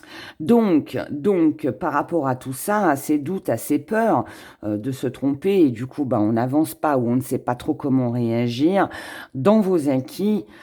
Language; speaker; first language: French; native; French